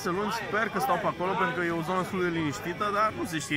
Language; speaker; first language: Romanian; native; Romanian